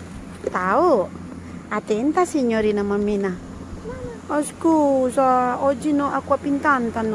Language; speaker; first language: Italian; non-native, learner; Indonesian